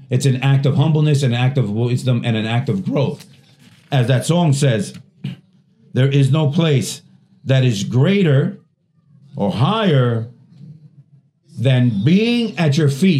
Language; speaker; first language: English; non-native, fluent; Spanish